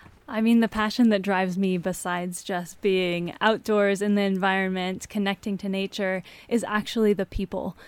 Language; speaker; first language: English; native; English